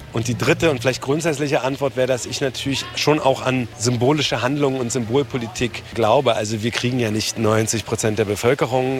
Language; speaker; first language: German; native; German